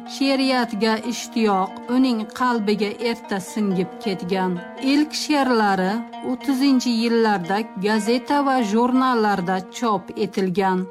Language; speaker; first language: Uzbek; native; Uzbek